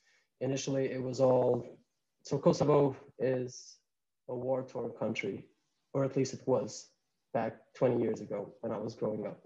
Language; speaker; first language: English; non-native, fluent; Albanian